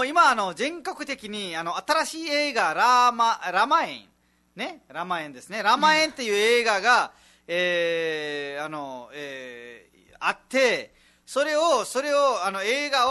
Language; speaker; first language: Japanese; non-native, fluent; Nepali